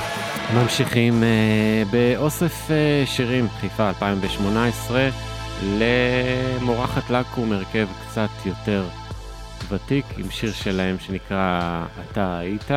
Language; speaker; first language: Hebrew; native; Hebrew